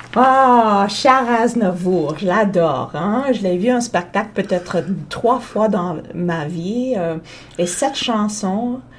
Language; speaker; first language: French; non-native, local second language; English